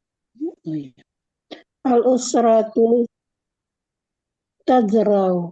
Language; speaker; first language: Arabic; non-native, learner; Indonesian